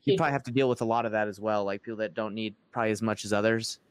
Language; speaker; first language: English; native; English